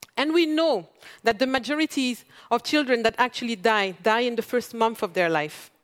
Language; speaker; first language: English; non-native, fluent; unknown